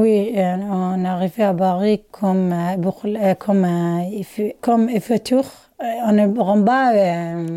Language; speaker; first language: French; non-native, learner; Somali